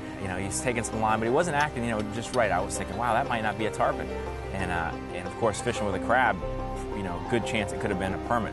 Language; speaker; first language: English; native; English